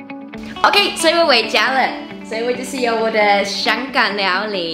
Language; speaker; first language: Chinese; non-native, fluent; English